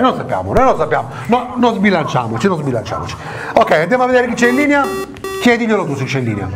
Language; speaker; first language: Italian; native; Italian